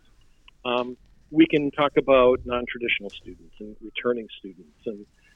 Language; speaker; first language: English; native; English